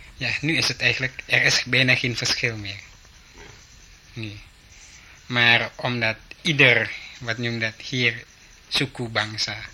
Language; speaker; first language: Dutch; early bilingual, heritage; Dutch